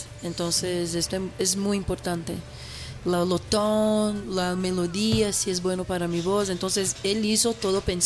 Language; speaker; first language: Spanish; non-native, fluent; Portuguese